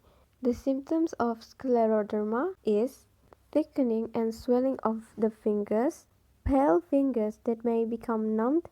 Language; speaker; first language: English; non-native, local second language; Malay